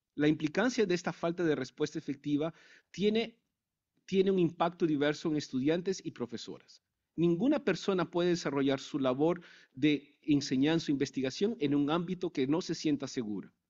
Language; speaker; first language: Spanish; native; Spanish